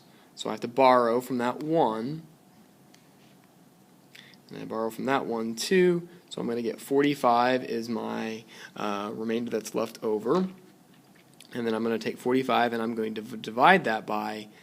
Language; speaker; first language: English; native; English